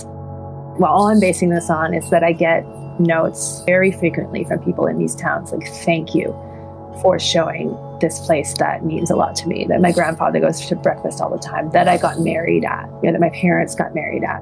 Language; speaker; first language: English; native; English